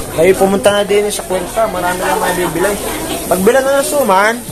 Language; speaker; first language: Filipino; native; Filipino